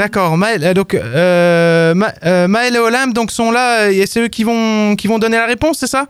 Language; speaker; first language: French; native; French